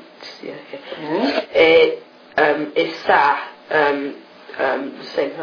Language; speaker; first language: French; non-native, learner; English